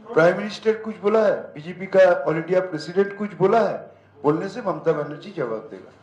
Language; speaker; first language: Hindi; non-native, local second language; Bangla